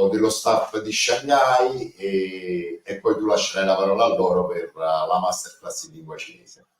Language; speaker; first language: Italian; native; Italian